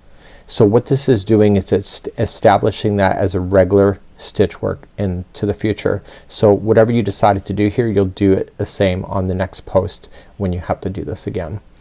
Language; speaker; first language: English; native; English